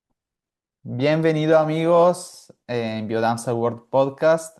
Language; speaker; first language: Spanish; non-native, fluent; Italian